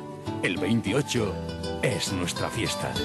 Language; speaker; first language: Spanish; native; Spanish